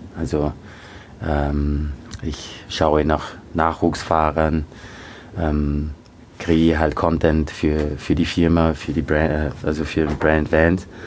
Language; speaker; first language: German; early bilingual, other home language; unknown